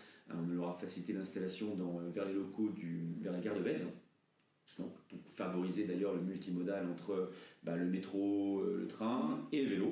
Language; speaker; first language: French; native; French